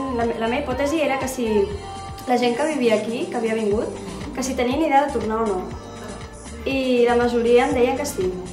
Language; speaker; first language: Catalan; early bilingual, other home language; Riffian